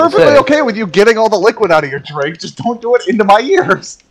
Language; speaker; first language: English; native; English